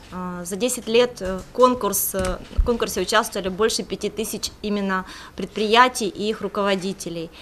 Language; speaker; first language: Russian; native; Russian